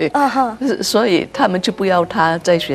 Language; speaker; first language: Chinese; early bilingual, heritage; Chinese